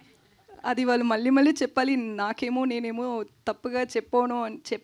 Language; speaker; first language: Telugu; non-native, learner; Tamil